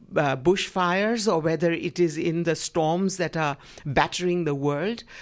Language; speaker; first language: English; non-native, local second language; Gujarati